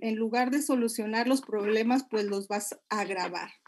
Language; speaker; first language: Spanish; native; Spanish